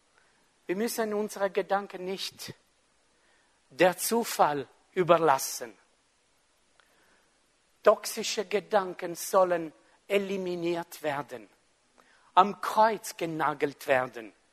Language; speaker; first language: German; non-native, fluent; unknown